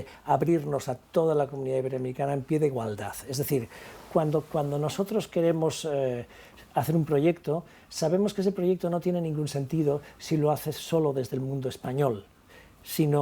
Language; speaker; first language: Spanish; native; Spanish